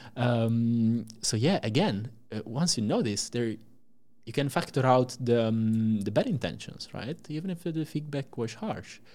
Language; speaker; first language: English; non-native, fluent; Italian